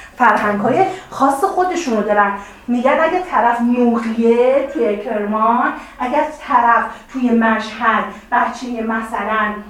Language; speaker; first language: Persian; native; Persian